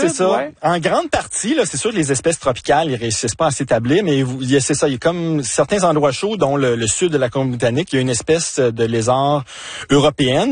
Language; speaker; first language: French; native; French